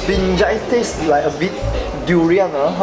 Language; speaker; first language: English; non-native, local second language; Chinese